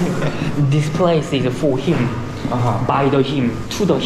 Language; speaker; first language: English; non-native, learner; Korean